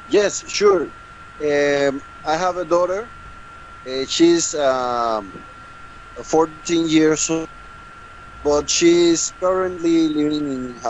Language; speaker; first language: English; non-native, learner; Spanish